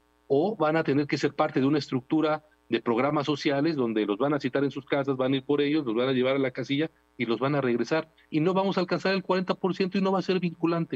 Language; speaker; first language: Spanish; native; Spanish